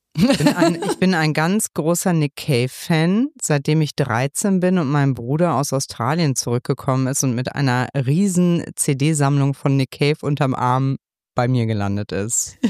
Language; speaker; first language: German; native; German